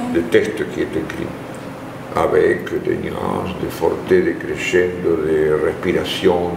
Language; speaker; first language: French; non-native, fluent; Spanish